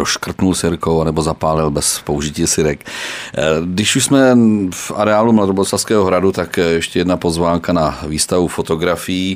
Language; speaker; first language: Czech; native; Czech